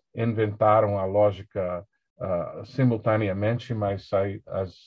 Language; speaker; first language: Portuguese; non-native, fluent; English